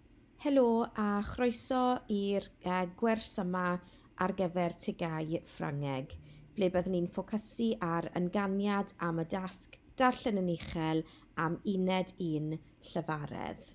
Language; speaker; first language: Welsh; non-native, local second language; English